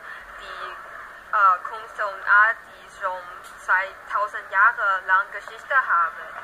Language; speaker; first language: German; non-native, learner; Chinese